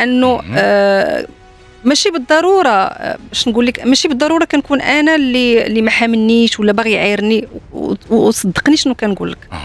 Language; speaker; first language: Arabic; native; Arabic